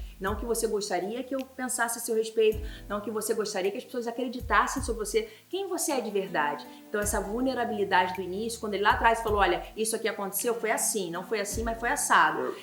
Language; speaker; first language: Portuguese; native; Portuguese